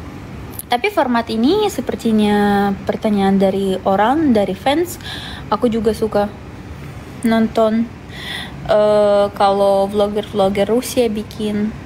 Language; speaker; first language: Indonesian; non-native, fluent; Russian